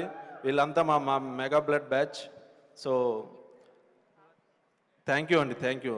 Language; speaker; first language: Telugu; native; Telugu